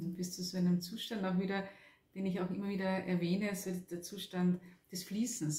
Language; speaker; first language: German; native; German